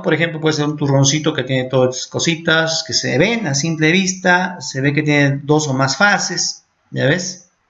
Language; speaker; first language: Spanish; native; Spanish